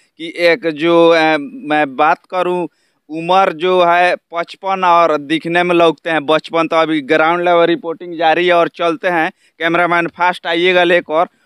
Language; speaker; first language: Hindi; native; Hindi